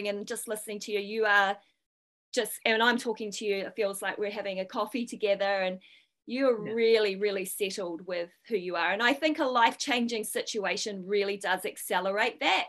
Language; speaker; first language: English; native; English